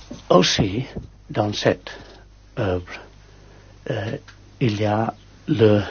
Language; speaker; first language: French; non-native, learner; English